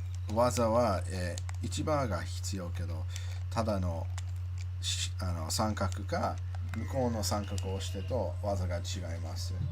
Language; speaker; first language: Japanese; non-native, learner; English